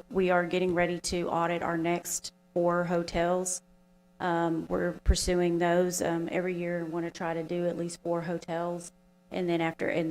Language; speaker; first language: English; native; English